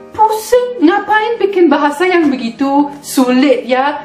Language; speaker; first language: Indonesian; non-native, fluent; German